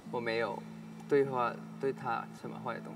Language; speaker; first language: Chinese; non-native, learner; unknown